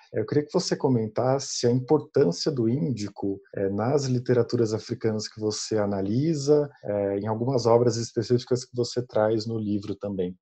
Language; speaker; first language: Portuguese; native; Portuguese